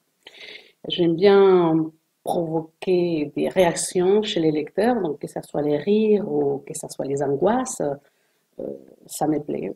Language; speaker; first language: French; non-native, fluent; Spanish